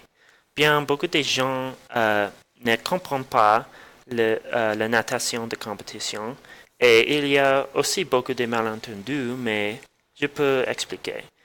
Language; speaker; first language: French; non-native, learner; English